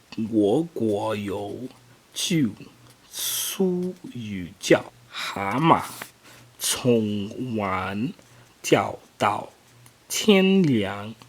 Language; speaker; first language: Chinese; non-native, learner; English